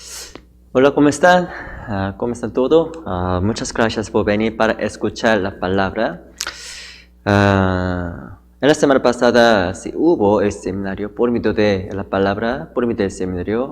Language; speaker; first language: Spanish; non-native, fluent; Korean